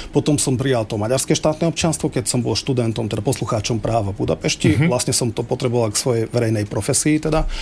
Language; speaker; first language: Slovak; non-native, local second language; Hungarian